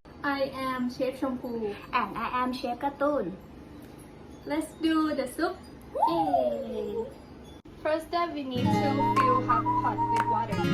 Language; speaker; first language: English; non-native, learner; Thai